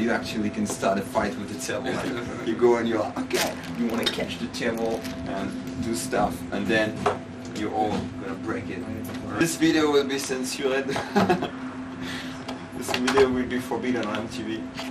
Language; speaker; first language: English; non-native, fluent; French